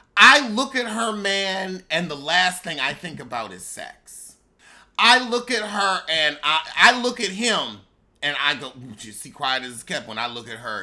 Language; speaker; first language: English; native; English